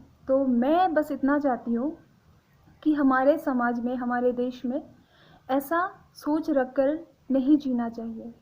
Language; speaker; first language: Hindi; non-native, local second language; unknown